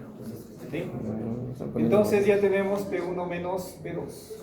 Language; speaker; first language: Spanish; native; Spanish